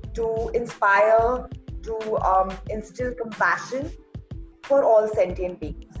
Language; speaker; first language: English; non-native, local second language; Hindi